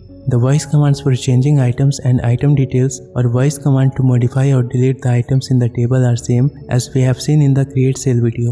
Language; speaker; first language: English; non-native, local second language; Hindi